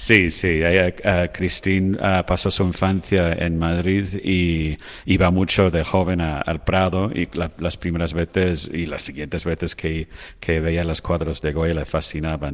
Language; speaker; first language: Spanish; non-native, fluent; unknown